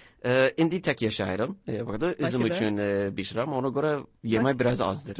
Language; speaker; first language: Azerbaijani; non-native, learner; English